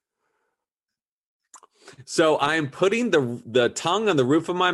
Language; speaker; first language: English; native; English